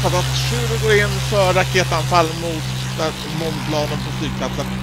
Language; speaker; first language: Swedish; native; Swedish